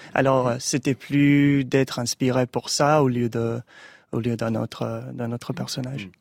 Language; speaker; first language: French; non-native, fluent; English